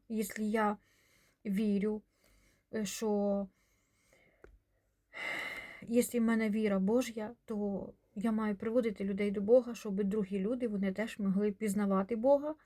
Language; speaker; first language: Ukrainian; non-native, local second language; Russian